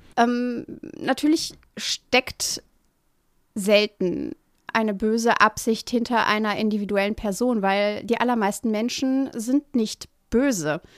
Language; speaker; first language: German; native; German